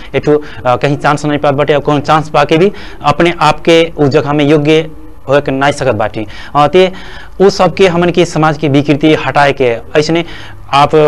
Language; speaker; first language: Bhojpuri; non-native, local second language; Dangaura Tharu